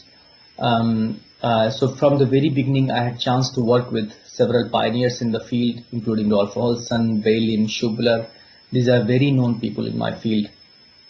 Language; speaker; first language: English; non-native, local second language; Hindi